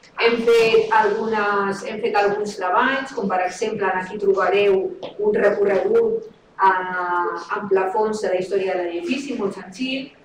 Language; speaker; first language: Catalan; native; Catalan